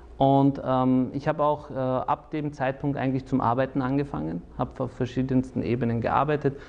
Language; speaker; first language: German; early bilingual, other home language; Turkish